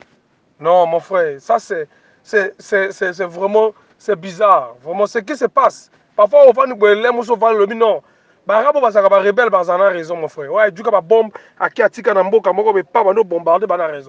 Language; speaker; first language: French; non-native, local second language; Lingala